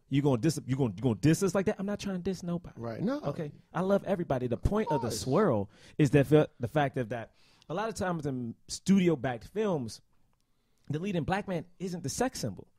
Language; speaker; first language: English; native; English